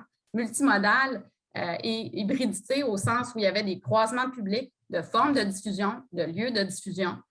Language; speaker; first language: French; native; French